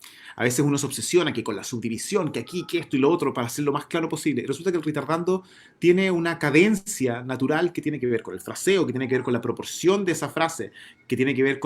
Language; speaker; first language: Spanish; native; Spanish